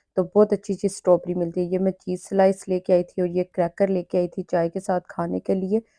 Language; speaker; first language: Urdu; native; Urdu